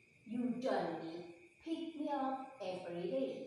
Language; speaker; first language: English; non-native, learner; Indonesian